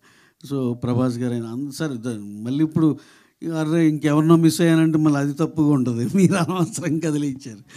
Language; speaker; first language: Telugu; native; Telugu